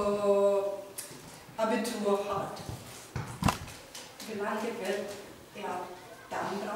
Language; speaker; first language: German; non-native, fluent; Ukrainian